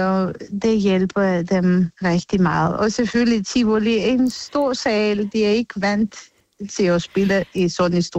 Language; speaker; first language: Danish; non-native, fluent; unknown